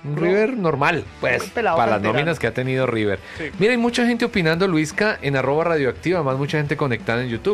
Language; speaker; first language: Spanish; native; Spanish